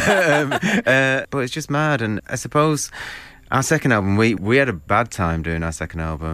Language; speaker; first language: English; native; English